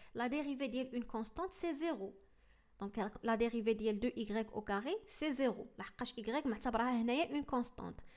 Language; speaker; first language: French; non-native, local second language; Arabic